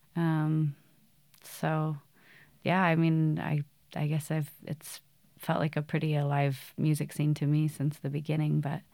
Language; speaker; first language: English; native; English